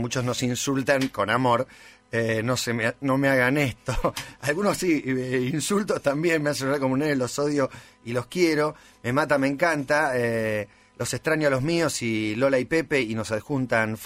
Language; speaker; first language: Spanish; native; Spanish